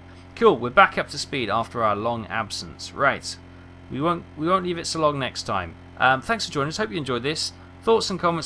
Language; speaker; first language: English; native; English